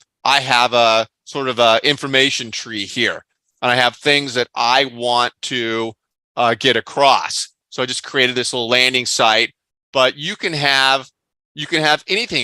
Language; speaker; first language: English; native; English